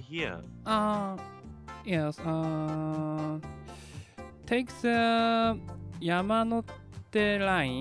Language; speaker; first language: English; non-native, learner; Japanese